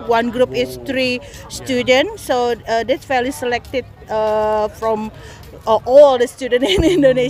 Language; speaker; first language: English; non-native, learner; Indonesian